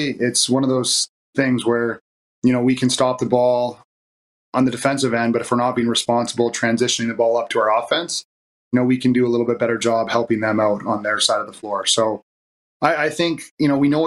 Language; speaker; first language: English; native; English